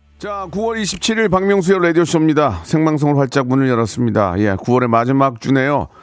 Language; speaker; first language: Korean; native; Korean